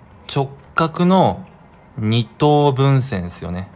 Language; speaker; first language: Japanese; native; Japanese